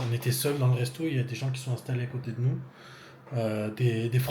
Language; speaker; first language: French; native; French